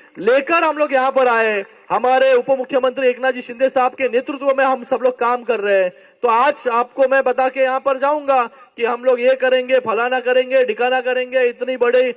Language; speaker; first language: Hindi; non-native, local second language; Marathi